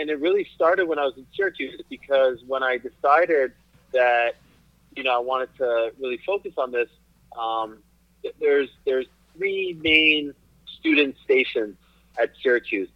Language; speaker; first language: English; native; English